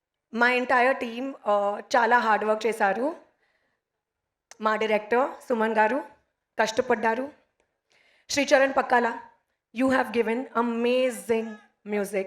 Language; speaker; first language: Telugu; non-native, learner; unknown